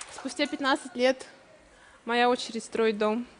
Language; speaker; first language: Russian; native; Russian